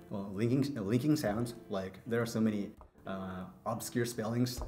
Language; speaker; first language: English; non-native, fluent; Japanese